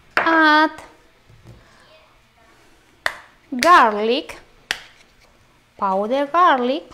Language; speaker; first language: English; non-native, learner; Spanish